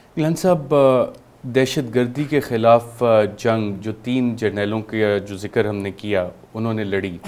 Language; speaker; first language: Urdu; native; Urdu